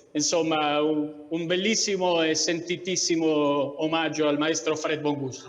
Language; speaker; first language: Italian; non-native, fluent; Spanish